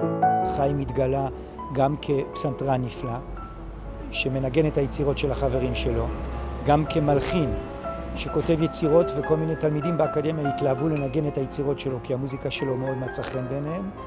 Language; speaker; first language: Hebrew; native; Hebrew